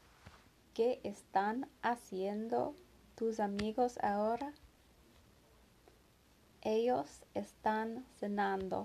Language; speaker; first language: Spanish; non-native, learner; English